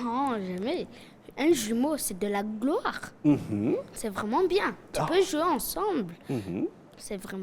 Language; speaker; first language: French; non-native, local second language; Kinyarwanda